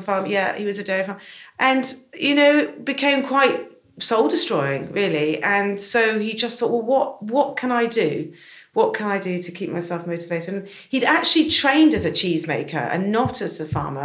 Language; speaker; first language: English; native; English